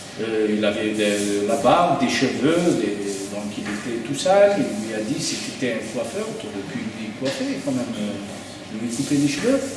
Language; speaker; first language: French; native; French